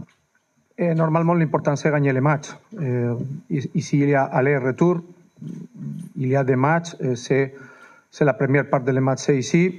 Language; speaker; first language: French; non-native, fluent; Spanish